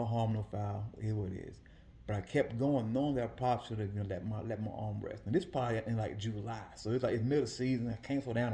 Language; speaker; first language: English; native; English